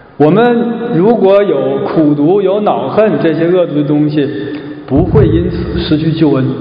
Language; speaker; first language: Chinese; native; Chinese